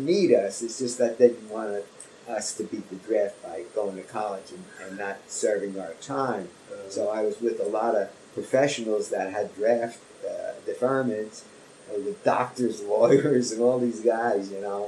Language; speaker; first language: English; native; English